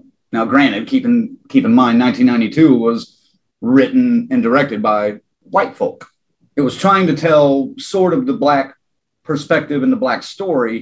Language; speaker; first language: English; native; English